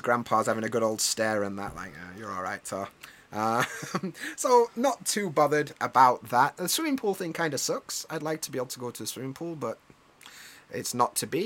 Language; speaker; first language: English; native; English